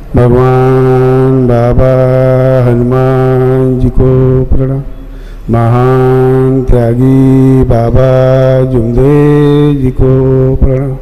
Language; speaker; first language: Hindi; non-native, local second language; Marathi